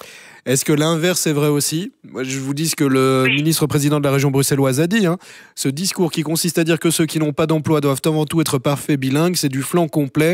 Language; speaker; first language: French; native; French